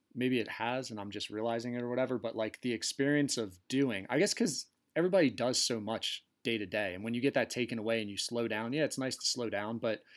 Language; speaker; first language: English; native; English